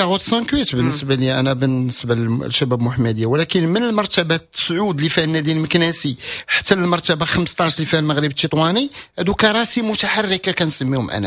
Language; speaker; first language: Arabic; native; Arabic